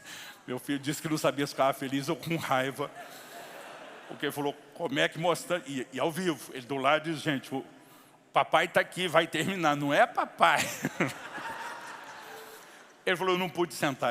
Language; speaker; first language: Portuguese; native; Portuguese